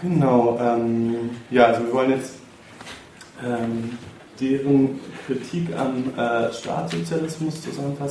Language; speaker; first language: German; native; German